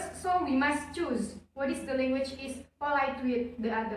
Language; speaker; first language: English; non-native, learner; Javanese